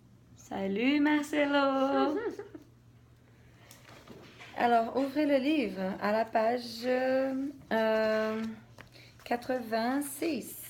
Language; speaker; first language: French; non-native, fluent; Portuguese